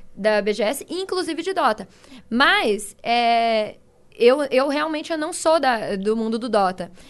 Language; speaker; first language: Portuguese; native; Portuguese